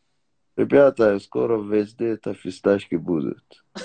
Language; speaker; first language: Russian; non-native, learner; Persian